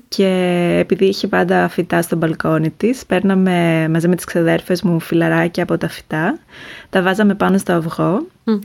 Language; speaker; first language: Greek; native; Greek